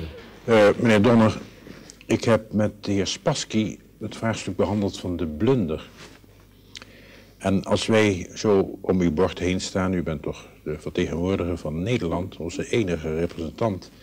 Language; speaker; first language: Dutch; native; Dutch